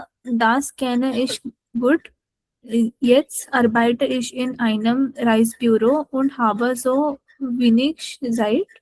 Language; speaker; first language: German; non-native, learner; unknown